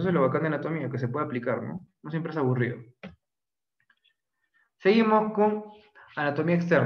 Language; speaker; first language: Spanish; native; Spanish